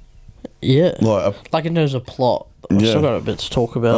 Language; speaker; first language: English; native; English